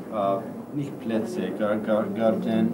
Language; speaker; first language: German; non-native, learner; English